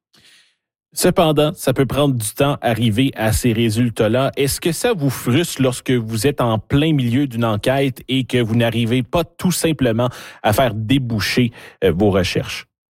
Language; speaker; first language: French; native; French